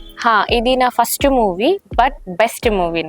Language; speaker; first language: Telugu; non-native, learner; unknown